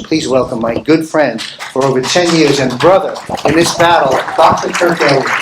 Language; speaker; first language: English; native; English